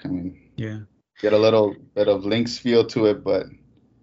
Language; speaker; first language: English; native; English